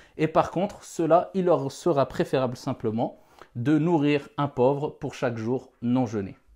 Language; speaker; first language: French; non-native, local second language; Wolof